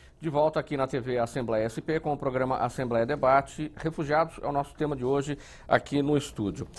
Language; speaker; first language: Portuguese; native; Portuguese